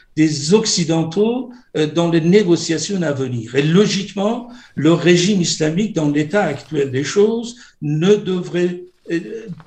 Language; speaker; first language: French; non-native, fluent; Persian